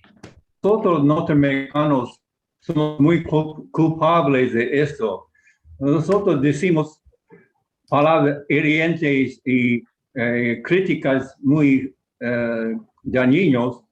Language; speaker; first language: Spanish; non-native, fluent; English